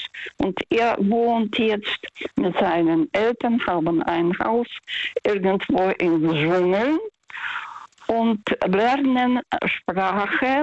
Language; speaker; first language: German; non-native, fluent; Russian